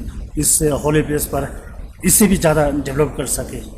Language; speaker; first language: Hindi; non-native, local second language; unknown